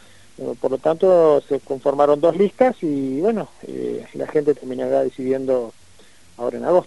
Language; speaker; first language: Spanish; native; Spanish